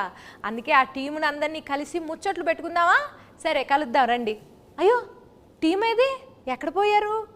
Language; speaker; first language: Telugu; native; Telugu